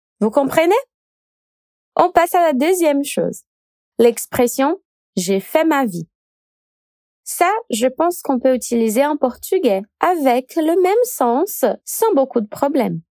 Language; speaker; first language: French; non-native, fluent; Portuguese